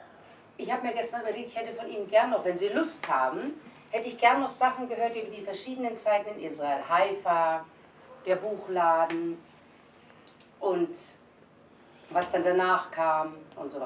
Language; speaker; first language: German; native; German